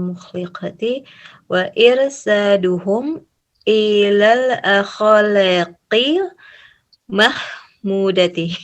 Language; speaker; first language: Arabic; non-native, learner; Indonesian